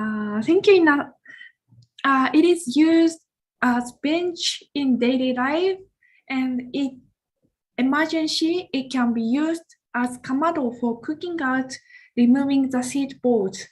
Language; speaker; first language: English; non-native, learner; Japanese